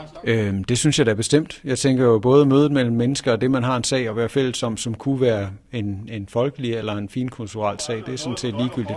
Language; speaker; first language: Danish; native; Danish